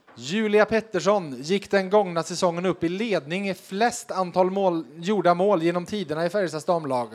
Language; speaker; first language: Swedish; native; Swedish